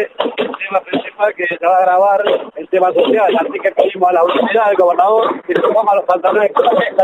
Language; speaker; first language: Spanish; native; Spanish